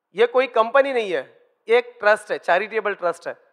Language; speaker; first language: Hindi; non-native, local second language; Marathi